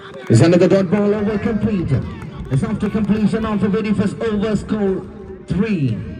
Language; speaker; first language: English; non-native, local second language; Malayalam